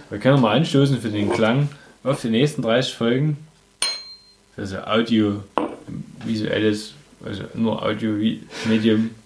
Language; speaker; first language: German; native; German